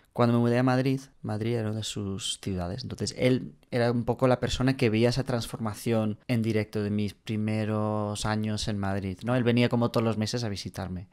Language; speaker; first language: Spanish; non-native, fluent; English